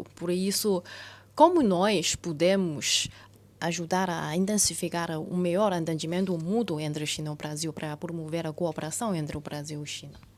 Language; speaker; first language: Portuguese; non-native, fluent; Chinese